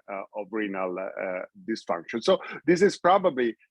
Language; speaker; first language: English; non-native, fluent; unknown